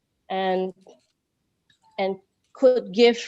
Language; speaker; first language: English; non-native, learner; Indonesian